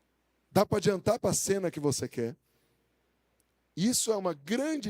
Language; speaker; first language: Portuguese; native; Portuguese